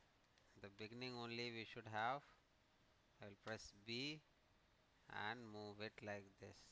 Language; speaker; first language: English; non-native, local second language; Hindi